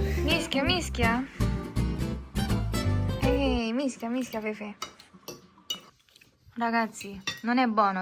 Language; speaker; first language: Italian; non-native, fluent; Filipino